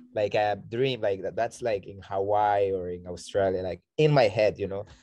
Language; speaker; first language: English; non-native, fluent; Spanish